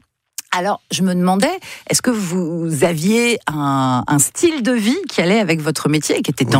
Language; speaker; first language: French; native; French